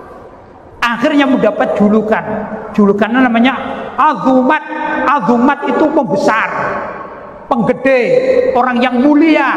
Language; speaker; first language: Indonesian; native; Indonesian